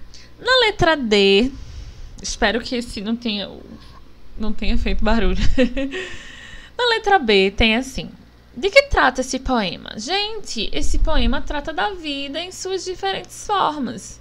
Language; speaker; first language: Portuguese; native; Portuguese